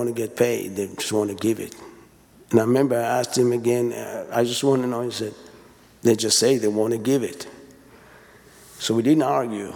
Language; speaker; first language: English; non-native, fluent; Hebrew